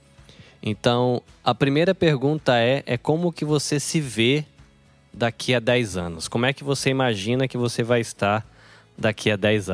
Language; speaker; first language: Portuguese; native; Portuguese